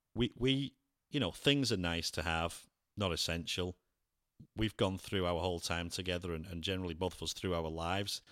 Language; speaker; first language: English; native; English